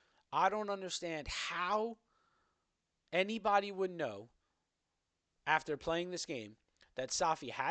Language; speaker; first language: English; native; English